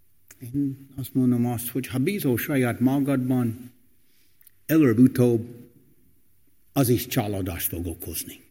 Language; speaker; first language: Hungarian; non-native, fluent; English